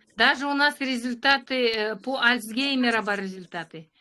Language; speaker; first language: Russian; non-native, local second language; Kazakh